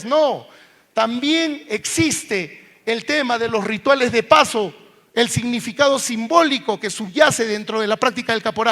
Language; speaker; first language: Spanish; native; Spanish